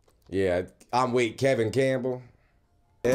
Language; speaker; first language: English; native; English